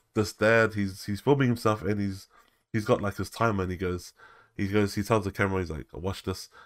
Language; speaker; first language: English; native; English